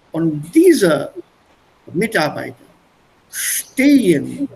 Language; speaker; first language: German; non-native, fluent; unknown